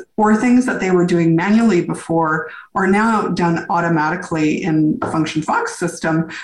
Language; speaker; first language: English; native; English